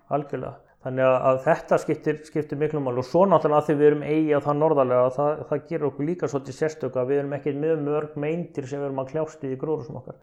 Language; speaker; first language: Icelandic; native; Icelandic